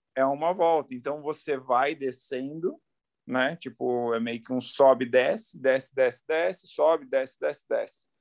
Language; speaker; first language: Portuguese; native; Portuguese